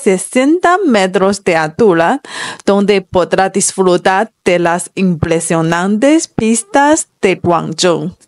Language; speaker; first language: Spanish; non-native, fluent; Chinese